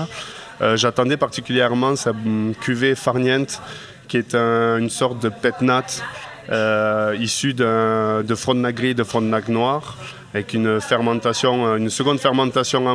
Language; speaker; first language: French; native; French